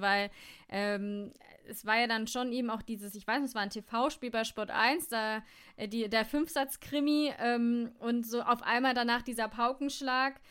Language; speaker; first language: German; native; German